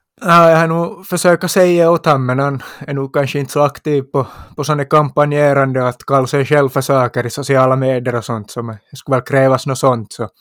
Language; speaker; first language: Swedish; native; Swedish